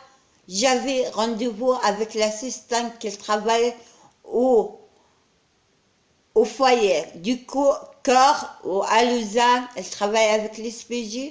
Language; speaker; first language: French; non-native, learner; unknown